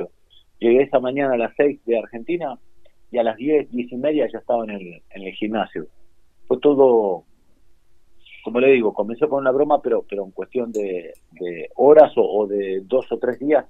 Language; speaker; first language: Spanish; native; Spanish